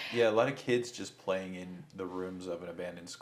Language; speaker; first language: English; native; English